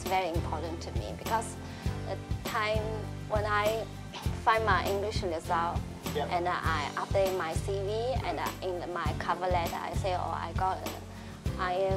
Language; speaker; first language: English; non-native, learner; Chinese